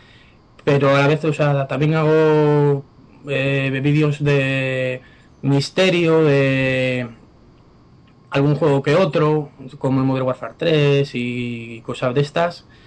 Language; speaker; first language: Spanish; native; Spanish